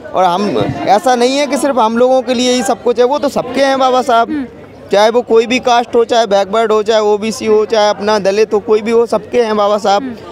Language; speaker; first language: Hindi; native; Hindi